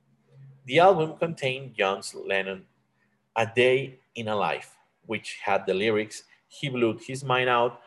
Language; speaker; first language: English; non-native, learner; Spanish